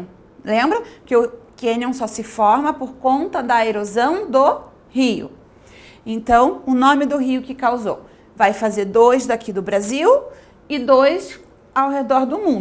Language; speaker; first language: Portuguese; native; Portuguese